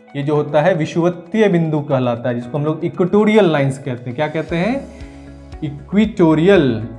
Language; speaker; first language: Hindi; native; Hindi